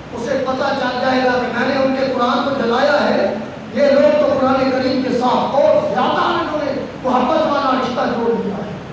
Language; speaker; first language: Urdu; non-native, local second language; Punjabi